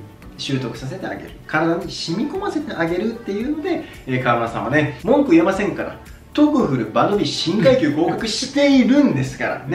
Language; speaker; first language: Japanese; native; Japanese